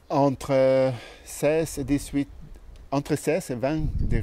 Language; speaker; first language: French; non-native, learner; Swedish